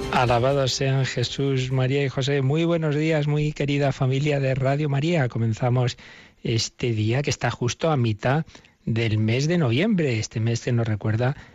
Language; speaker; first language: Spanish; native; Spanish